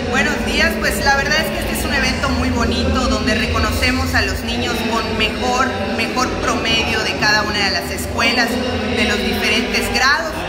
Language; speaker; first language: Spanish; native; Spanish